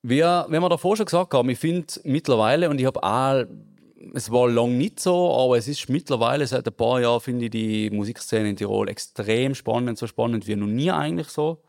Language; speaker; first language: German; native; German